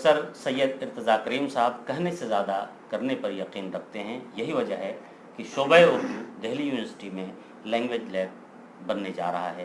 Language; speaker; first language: Urdu; native; Urdu